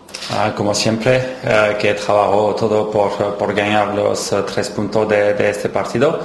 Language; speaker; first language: Spanish; non-native, learner; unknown